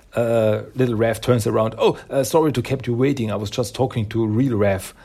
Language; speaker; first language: English; non-native, fluent; German